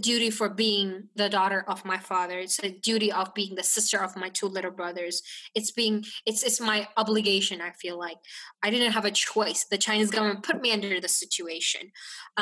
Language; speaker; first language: English; non-native, fluent; Chinese